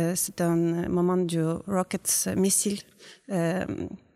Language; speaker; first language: French; non-native, learner; Ukrainian